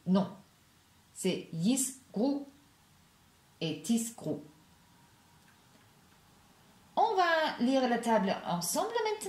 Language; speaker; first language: French; non-native, fluent; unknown